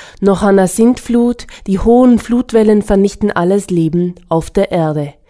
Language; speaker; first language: German; native; German